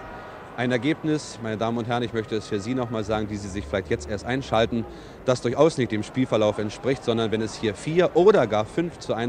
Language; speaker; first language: German; native; German